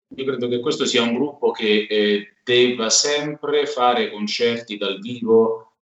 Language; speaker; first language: Italian; native; Italian